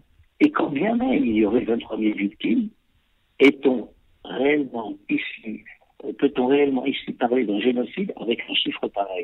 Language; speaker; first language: French; native; French